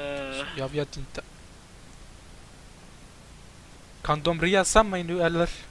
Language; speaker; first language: Swedish; non-native, local second language; Turkish